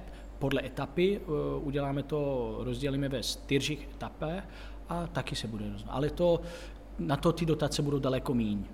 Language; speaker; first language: Czech; non-native, fluent; Italian